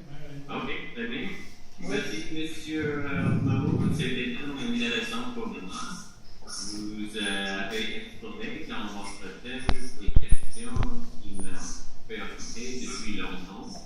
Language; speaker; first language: French; non-native, fluent; English